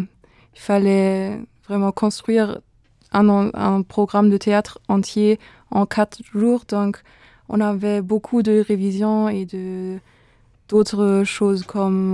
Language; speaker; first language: French; non-native, fluent; German